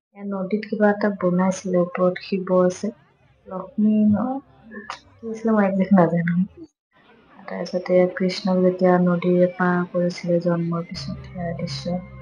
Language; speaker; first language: Assamese; native; Assamese